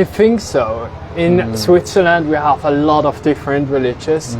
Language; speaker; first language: English; non-native, fluent; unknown